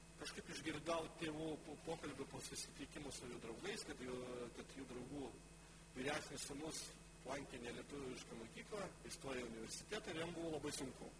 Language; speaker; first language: Lithuanian; non-native, local second language; Polish